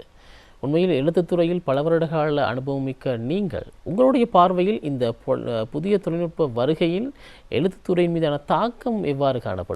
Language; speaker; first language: Tamil; native; Tamil